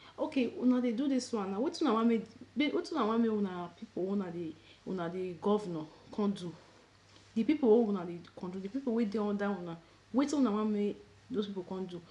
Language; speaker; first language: Nigerian Pidgin; native; Nigerian Pidgin